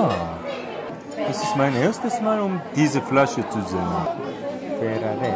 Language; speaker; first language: German; non-native, fluent; Korean